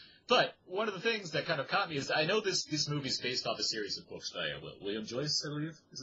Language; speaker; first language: English; native; English